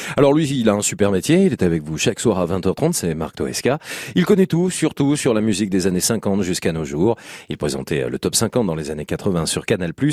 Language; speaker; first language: French; native; French